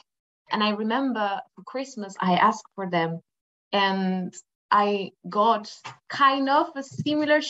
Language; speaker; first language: English; non-native, fluent; Spanish